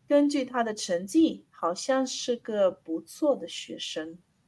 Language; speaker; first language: Chinese; non-native, learner; Spanish